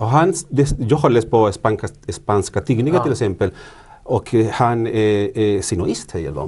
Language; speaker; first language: Swedish; non-native, fluent; Spanish